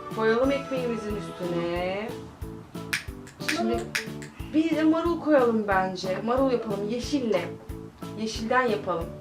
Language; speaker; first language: Turkish; native; Turkish